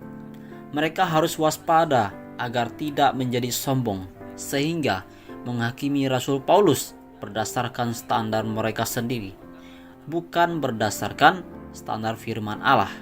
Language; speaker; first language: Indonesian; native; Indonesian